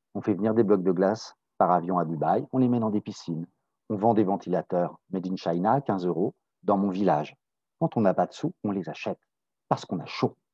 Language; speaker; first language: French; native; French